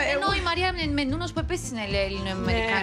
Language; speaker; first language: Greek; native; Greek